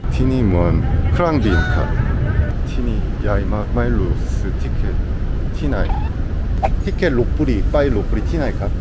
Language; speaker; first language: Thai; non-native, learner; Korean